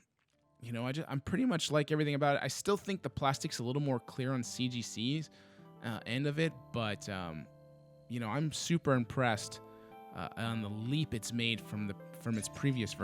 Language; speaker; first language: English; native; English